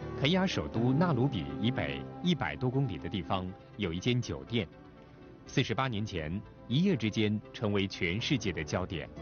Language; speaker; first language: Chinese; non-native, local second language; Cantonese